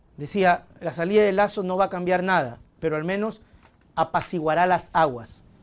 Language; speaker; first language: Spanish; native; Spanish